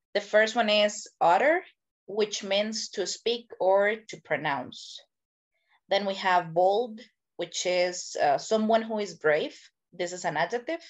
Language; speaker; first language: English; non-native, fluent; Spanish